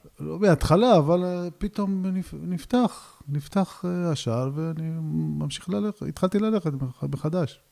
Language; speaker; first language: Hebrew; early bilingual, other home language; Georgian